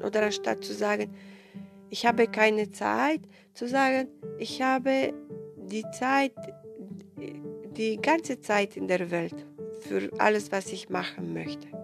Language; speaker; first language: German; non-native, fluent; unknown